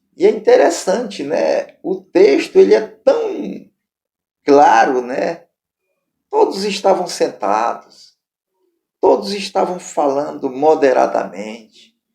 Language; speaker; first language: Portuguese; native; Portuguese